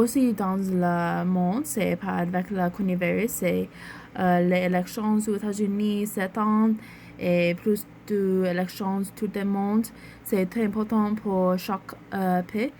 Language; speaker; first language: French; non-native, learner; English